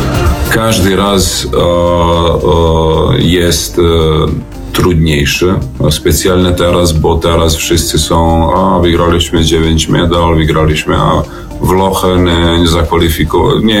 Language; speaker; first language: Polish; non-native, fluent; Serbian